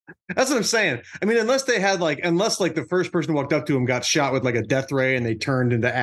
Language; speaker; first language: English; native; English